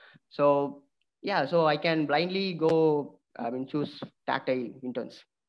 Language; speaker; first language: English; non-native, local second language; Tamil